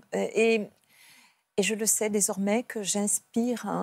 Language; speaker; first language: French; native; French